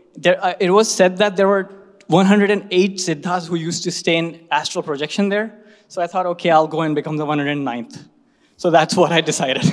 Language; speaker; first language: English; non-native, local second language; Hindi